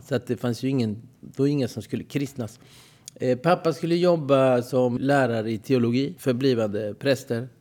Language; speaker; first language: Swedish; native; Swedish